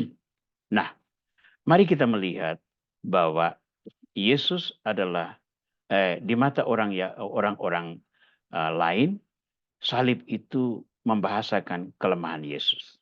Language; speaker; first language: Indonesian; native; Indonesian